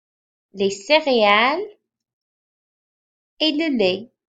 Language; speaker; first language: French; non-native, fluent; English